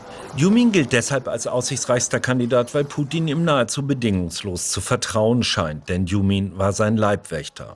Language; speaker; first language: German; native; German